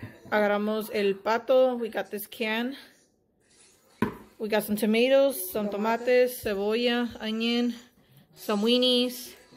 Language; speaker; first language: English; early bilingual, other home language; Spanish